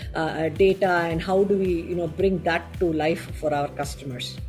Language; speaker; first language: English; non-native, local second language; Tamil